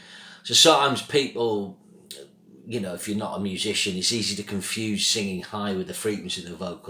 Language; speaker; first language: English; native; English